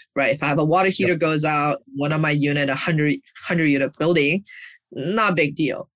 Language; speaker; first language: English; early bilingual, other home language; Chinese